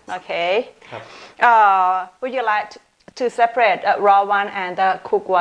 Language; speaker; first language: English; non-native, local second language; Thai